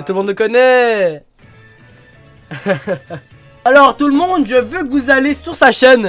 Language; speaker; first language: French; native; French